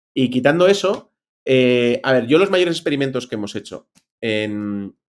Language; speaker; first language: Spanish; native; Spanish